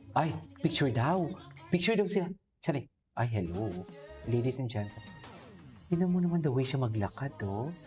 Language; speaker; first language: Filipino; non-native, local second language; Hiligaynon